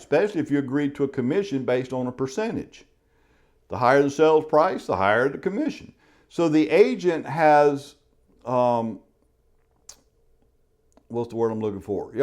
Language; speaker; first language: English; native; English